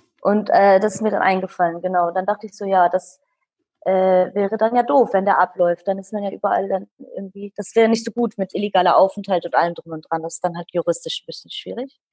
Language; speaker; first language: German; early bilingual, other home language; Kurdish